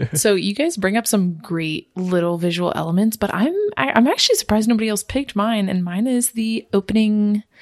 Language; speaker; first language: English; native; English